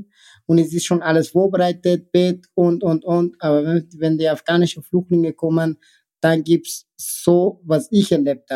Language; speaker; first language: German; non-native, fluent; Persian